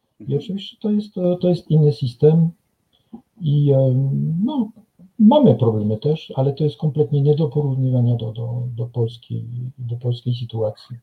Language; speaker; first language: Polish; non-native, fluent; French